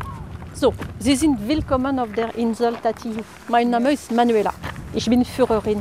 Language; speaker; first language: German; non-native, fluent; French